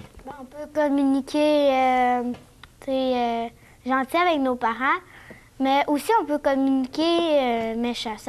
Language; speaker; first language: French; native; French